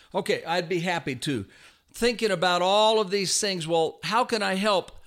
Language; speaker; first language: English; native; English